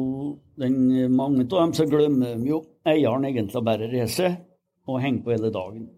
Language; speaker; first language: Norwegian; native; Norwegian